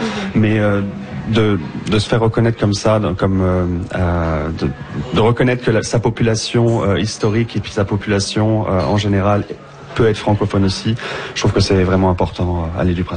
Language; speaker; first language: French; native; French